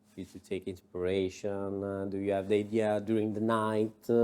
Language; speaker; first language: English; non-native, learner; Italian